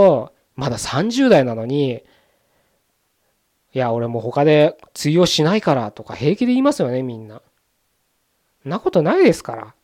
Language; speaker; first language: Japanese; native; Japanese